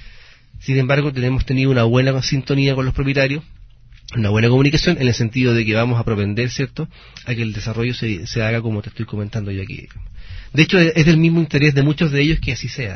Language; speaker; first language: Spanish; native; Spanish